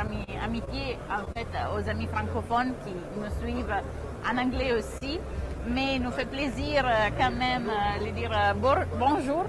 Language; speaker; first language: French; non-native, fluent; Italian